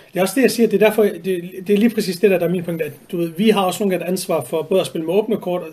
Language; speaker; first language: Danish; early bilingual, other home language; Arabic